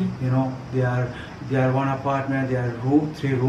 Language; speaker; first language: English; non-native, learner; Persian